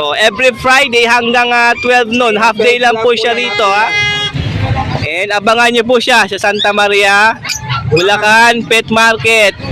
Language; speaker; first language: Filipino; native; Filipino